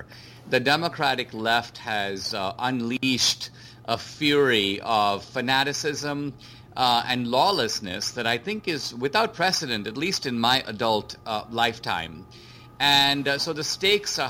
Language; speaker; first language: English; non-native, local second language; Konkani